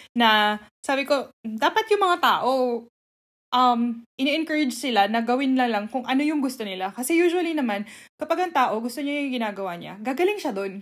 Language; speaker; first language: Filipino; native; Filipino